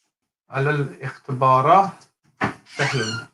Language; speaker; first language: Arabic; non-native, learner; English